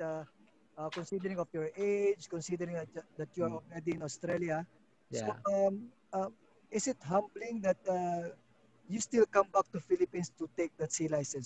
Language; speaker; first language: English; non-native, local second language; Filipino